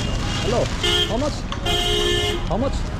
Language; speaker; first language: English; non-native, learner; Arabic